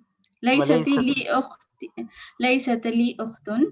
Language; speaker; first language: Arabic; non-native, learner; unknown